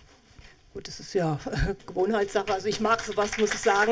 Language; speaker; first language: German; native; German